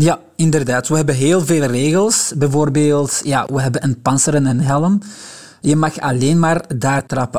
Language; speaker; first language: Dutch; non-native, local second language; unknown